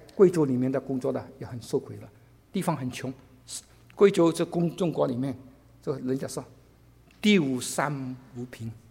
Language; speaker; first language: Chinese; non-native, local second language; Cantonese